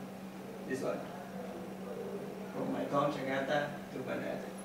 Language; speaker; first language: English; non-native, fluent; Indonesian